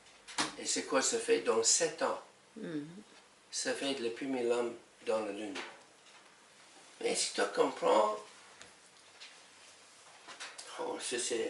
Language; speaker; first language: French; non-native, learner; English